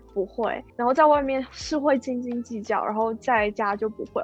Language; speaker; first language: Chinese; native; Chinese